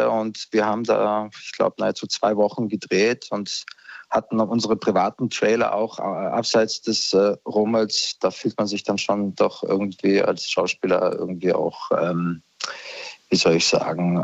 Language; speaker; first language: German; early bilingual, other home language; Croatian